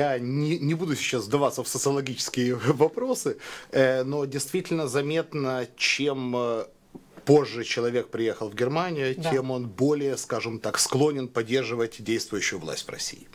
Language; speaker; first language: Russian; native; Russian